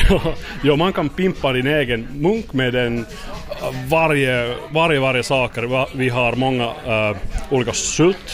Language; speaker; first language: Swedish; non-native, learner; Finnish